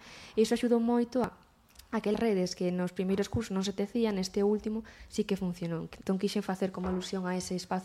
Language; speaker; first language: Galician; native; Galician